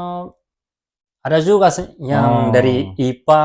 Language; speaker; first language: Indonesian; early bilingual, heritage; Japanese